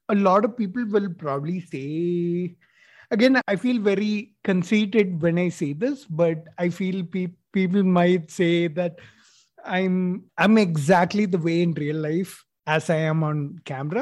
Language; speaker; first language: English; non-native, local second language; Malayalam